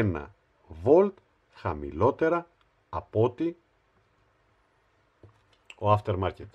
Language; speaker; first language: Greek; native; Greek